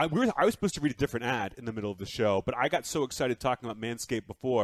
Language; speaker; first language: English; native; English